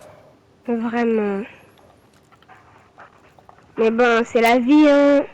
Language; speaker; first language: French; native; French